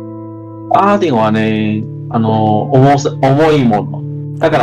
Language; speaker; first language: Japanese; non-native, learner; Chinese